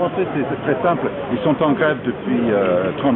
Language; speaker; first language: French; non-native, fluent; English